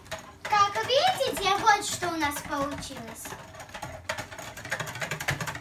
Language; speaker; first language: Russian; early bilingual, heritage; Russian